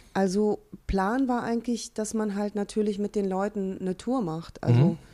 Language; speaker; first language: German; early bilingual, other home language; Hungarian